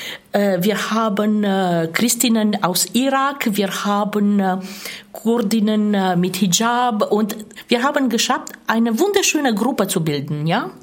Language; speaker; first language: German; non-native, fluent; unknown